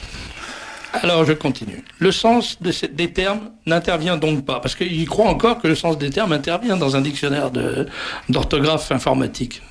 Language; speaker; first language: French; native; French